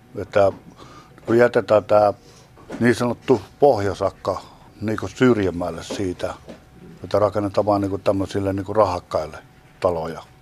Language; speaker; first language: Finnish; native; Finnish